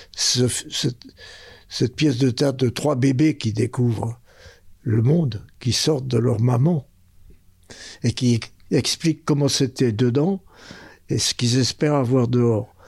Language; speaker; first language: French; early bilingual, other home language; Spanish